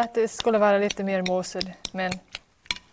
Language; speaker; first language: Swedish; non-native, fluent; English